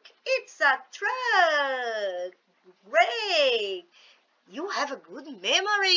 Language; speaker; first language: English; non-native, fluent; Portuguese